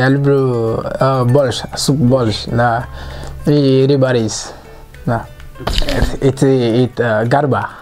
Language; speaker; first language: Russian; non-native, learner; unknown